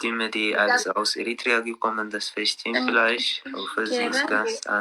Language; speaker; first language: German; non-native, learner; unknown